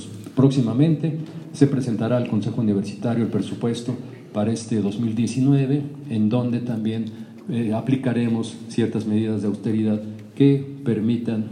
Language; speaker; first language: Spanish; native; Spanish